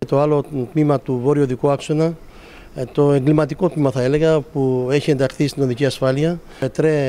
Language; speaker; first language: Greek; native; Greek